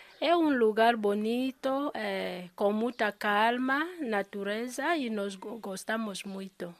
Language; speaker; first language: Portuguese; non-native, fluent; Spanish